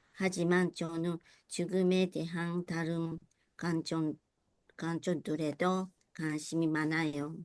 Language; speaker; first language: Korean; non-native, learner; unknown